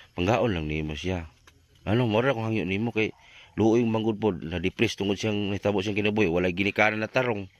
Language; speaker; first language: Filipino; non-native, local second language; Cebuano